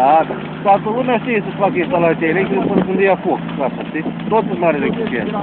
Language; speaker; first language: Romanian; native; Romanian